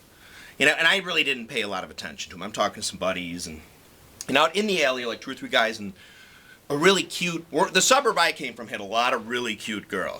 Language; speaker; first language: English; native; English